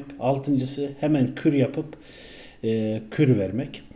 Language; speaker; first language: Turkish; native; Turkish